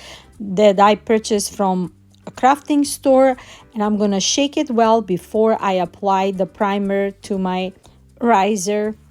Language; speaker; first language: English; non-native, fluent; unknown